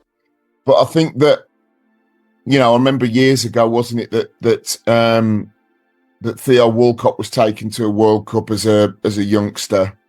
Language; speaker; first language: English; native; English